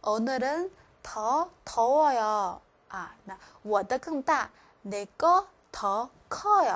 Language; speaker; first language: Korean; non-native, fluent; Chinese